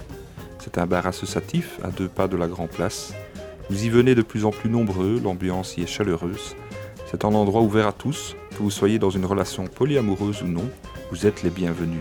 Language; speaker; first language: French; native; French